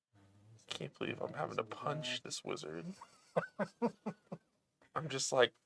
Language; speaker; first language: English; native; English